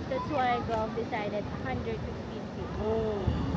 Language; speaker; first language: English; non-native, local second language; Filipino